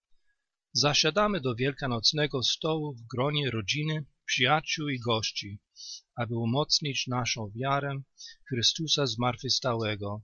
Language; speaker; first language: Polish; native; Polish